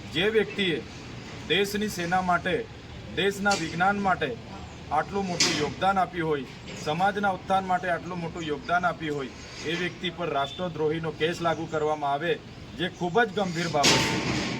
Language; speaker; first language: Gujarati; non-native, local second language; Vasavi